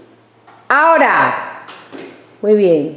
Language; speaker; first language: Spanish; native; Spanish